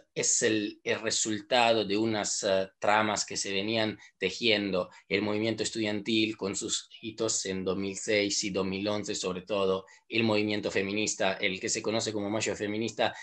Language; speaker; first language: Spanish; non-native, fluent; Italian